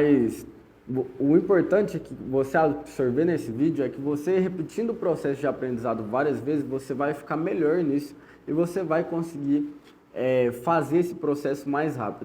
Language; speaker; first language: Portuguese; native; Portuguese